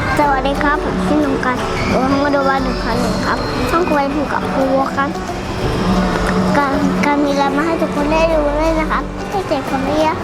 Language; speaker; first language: Thai; native; Thai